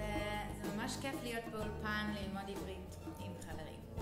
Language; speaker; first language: Hebrew; non-native, learner; Cantonese